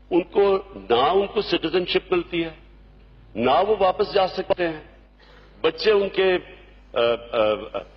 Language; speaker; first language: Urdu; native; Urdu